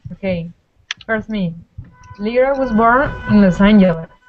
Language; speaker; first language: English; non-native, learner; Spanish